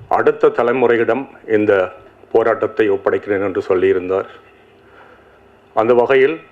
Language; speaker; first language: Tamil; native; Tamil